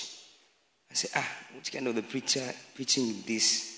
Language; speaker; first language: English; non-native, local second language; Swahili